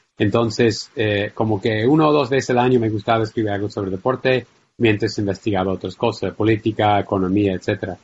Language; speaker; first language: Spanish; non-native, fluent; English